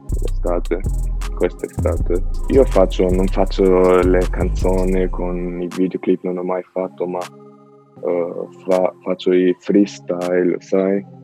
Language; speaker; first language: Italian; non-native, learner; Albanian